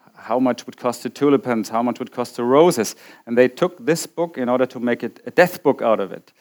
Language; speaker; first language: English; non-native, fluent; German